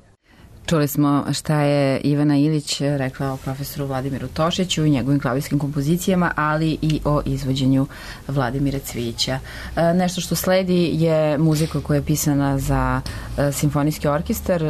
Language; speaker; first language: Serbian; native; Serbian